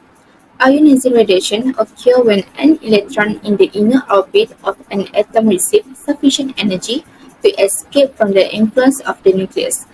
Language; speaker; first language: English; non-native, learner; Malay